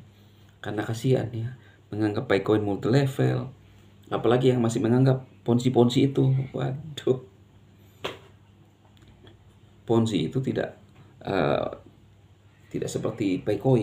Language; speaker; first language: Indonesian; native; Indonesian